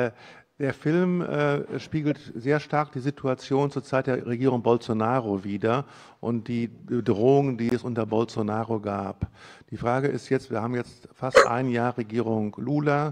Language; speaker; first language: German; native; German